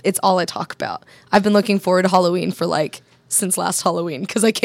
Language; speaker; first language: English; native; English